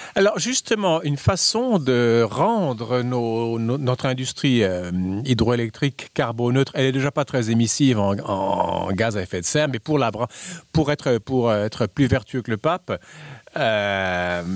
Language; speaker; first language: French; native; French